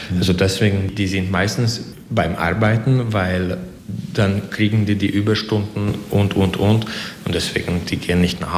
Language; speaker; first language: German; non-native, learner; Hungarian